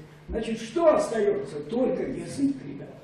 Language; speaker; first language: Russian; native; Russian